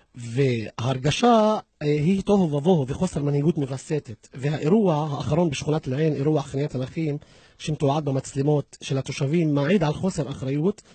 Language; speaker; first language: Hebrew; non-native, local second language; Arabic